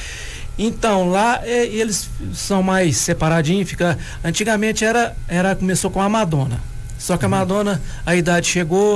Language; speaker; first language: Portuguese; native; Portuguese